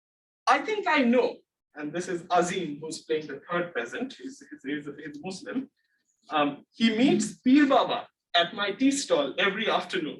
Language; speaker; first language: English; non-native, local second language; Bangla